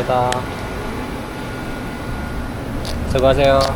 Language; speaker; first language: Korean; non-native, learner; Arabic